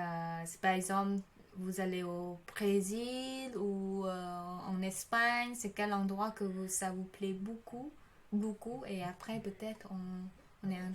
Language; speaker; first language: French; non-native, learner; Khmer